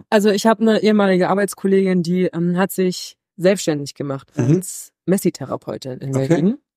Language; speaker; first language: German; native; German